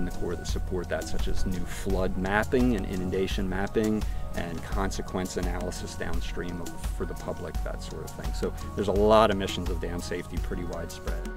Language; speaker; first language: English; native; English